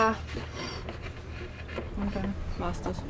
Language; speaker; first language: German; native; German